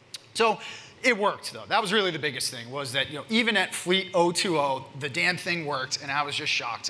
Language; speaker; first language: English; native; English